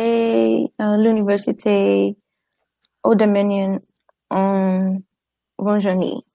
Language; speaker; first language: French; non-native, learner; English